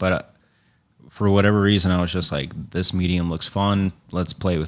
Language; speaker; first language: English; native; English